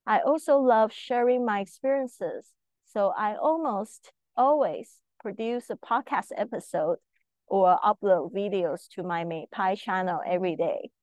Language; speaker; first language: English; non-native, fluent; Chinese